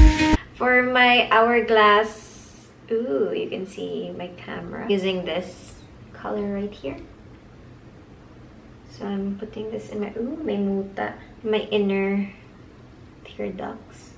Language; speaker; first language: English; non-native, local second language; Filipino